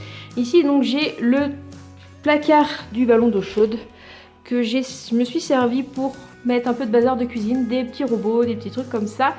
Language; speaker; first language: French; native; French